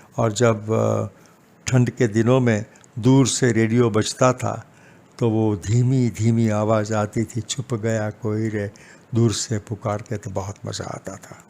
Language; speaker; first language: Hindi; non-native, local second language; Gujarati